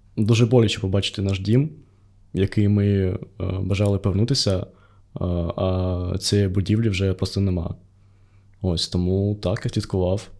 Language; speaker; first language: Ukrainian; non-native, local second language; Russian